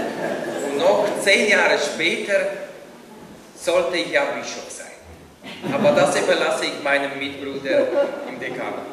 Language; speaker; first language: German; non-native, fluent; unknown